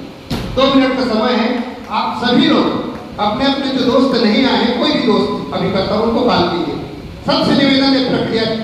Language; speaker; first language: Hindi; native; Hindi